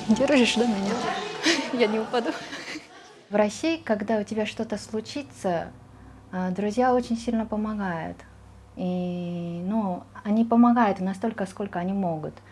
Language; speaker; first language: Russian; non-native, fluent; Japanese